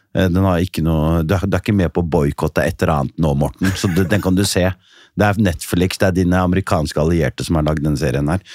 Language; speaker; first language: Norwegian; early bilingual, other home language; Riffian